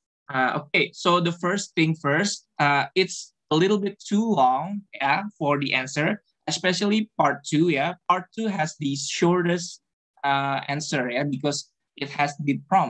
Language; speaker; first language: English; non-native, fluent; Indonesian